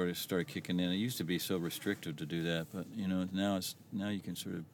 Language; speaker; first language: English; native; English